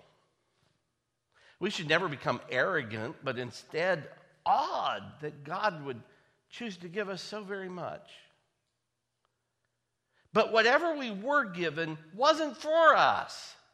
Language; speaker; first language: English; native; English